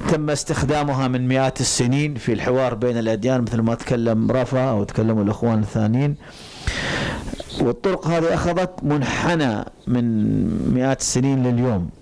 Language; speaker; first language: Arabic; native; Arabic